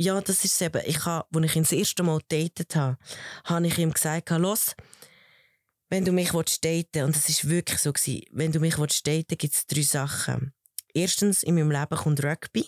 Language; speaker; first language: German; early bilingual, other home language; Spanish